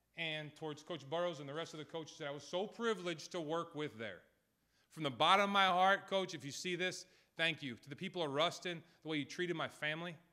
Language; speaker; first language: English; native; English